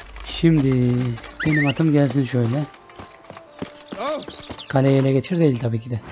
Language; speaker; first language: Turkish; native; Turkish